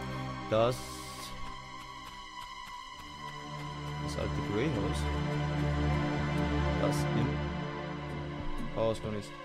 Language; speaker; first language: German; native; German